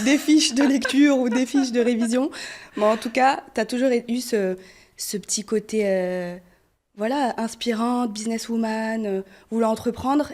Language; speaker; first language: French; early bilingual, other home language; Portuguese